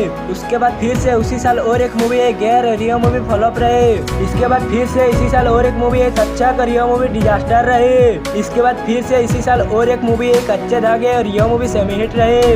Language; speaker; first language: Hindi; non-native, local second language; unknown